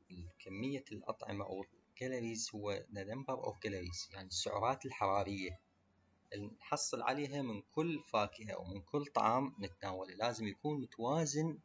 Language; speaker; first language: Arabic; native; Arabic